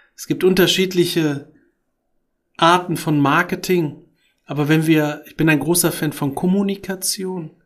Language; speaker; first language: German; early bilingual, other home language; Arabic